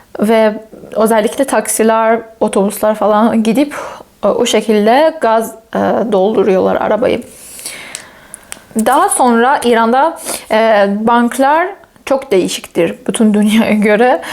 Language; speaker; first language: Turkish; non-native, fluent; Persian